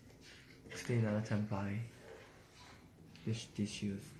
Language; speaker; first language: English; non-native, learner; Korean